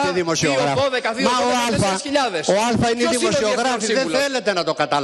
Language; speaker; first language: Greek; native; Greek